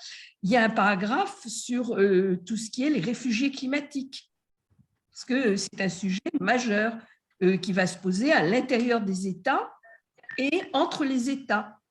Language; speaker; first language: French; native; French